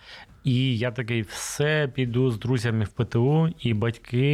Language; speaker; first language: Ukrainian; non-native, local second language; Russian